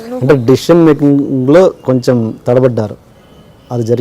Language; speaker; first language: Telugu; native; Telugu